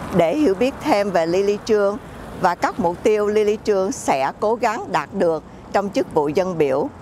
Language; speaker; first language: Vietnamese; native; Vietnamese